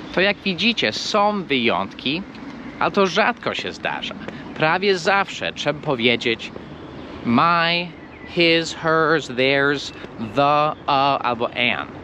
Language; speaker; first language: Polish; non-native, fluent; English